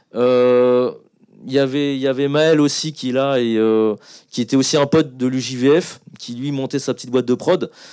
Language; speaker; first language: French; native; French